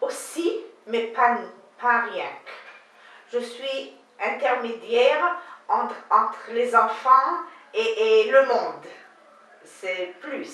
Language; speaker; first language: French; non-native, learner; Hebrew